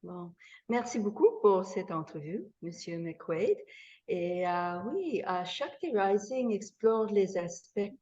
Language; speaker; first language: French; non-native, fluent; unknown